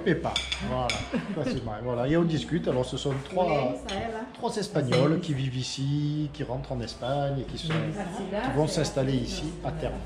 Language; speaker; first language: French; native; French